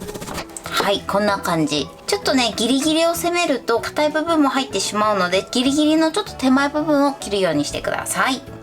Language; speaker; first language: Japanese; native; Japanese